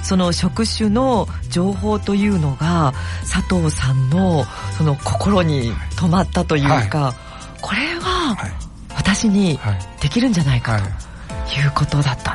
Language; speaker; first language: Japanese; native; Japanese